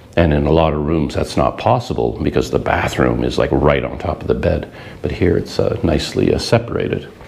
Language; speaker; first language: English; native; English